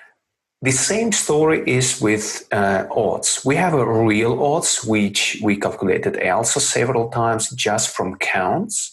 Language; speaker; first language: English; non-native, fluent; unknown